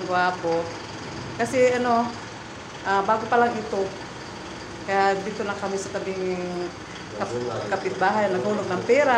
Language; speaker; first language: Filipino; non-native, local second language; Cebuano